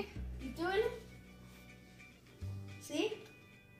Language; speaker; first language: Spanish; early bilingual, heritage; Spanish